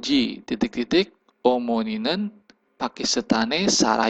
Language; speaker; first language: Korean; non-native, fluent; Indonesian